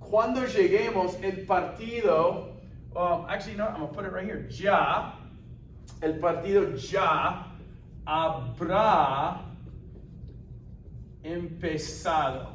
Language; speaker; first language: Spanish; non-native, fluent; English